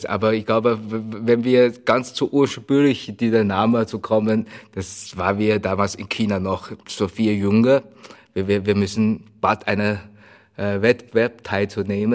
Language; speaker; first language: German; non-native, learner; Chinese